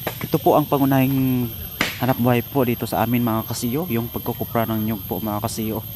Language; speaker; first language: Filipino; non-native, local second language; Cebuano